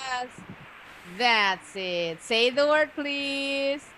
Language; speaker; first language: English; non-native, fluent; Indonesian